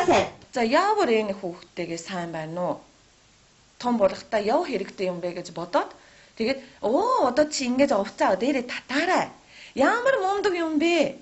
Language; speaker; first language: Mongolian; non-native, learner; Japanese